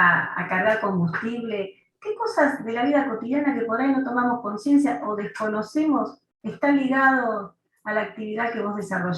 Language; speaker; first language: Spanish; native; Spanish